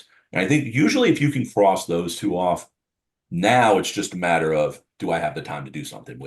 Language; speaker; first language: English; native; English